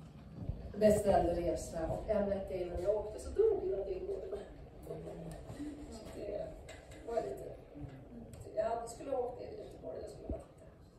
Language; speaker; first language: Swedish; native; Swedish